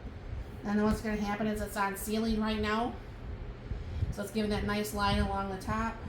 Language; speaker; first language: English; native; English